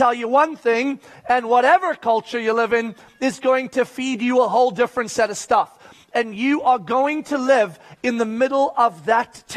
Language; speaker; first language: English; native; English